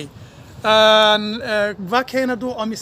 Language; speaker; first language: Danish; non-native, fluent; Somali